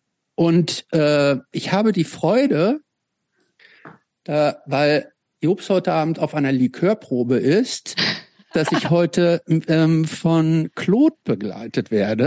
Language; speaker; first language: German; native; German